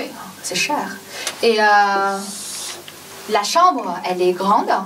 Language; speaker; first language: French; non-native, fluent; Chinese